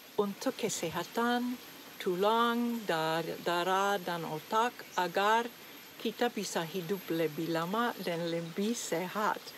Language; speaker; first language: Indonesian; non-native, learner; English